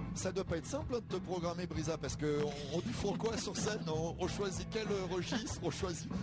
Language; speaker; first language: French; native; French